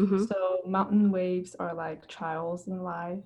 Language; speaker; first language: English; non-native, fluent; Japanese